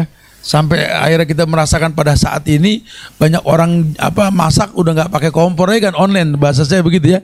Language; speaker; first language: Indonesian; native; Indonesian